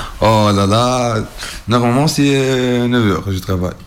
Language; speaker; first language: French; non-native, learner; Arabic